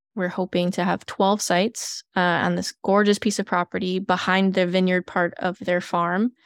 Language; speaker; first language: English; native; English